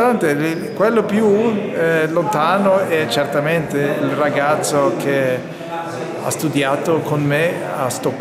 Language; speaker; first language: Italian; non-native, fluent; Swedish